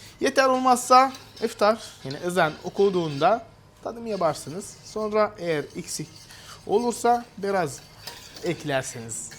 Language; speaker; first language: Turkish; non-native, fluent; Arabic